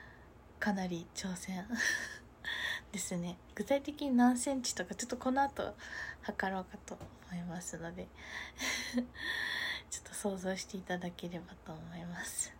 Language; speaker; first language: Japanese; native; Japanese